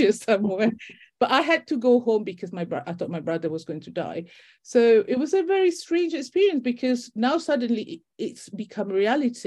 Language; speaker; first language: English; non-native, local second language; Malay